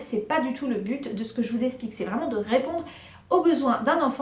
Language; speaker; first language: French; native; French